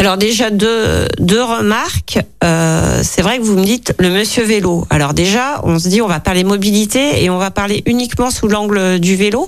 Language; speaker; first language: French; native; French